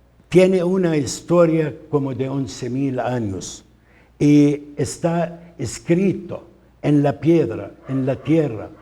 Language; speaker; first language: Spanish; non-native, fluent; Arabic